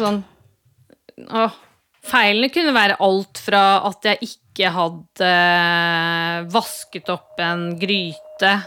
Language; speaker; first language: Norwegian; native; Norwegian